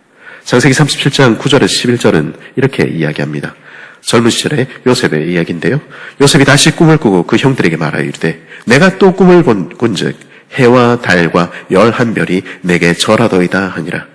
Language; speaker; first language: Korean; native; Korean